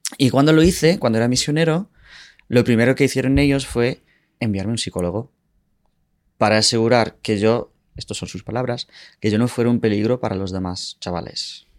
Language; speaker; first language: Spanish; non-native, fluent; English